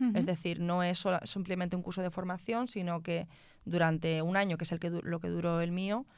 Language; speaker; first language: Spanish; native; Spanish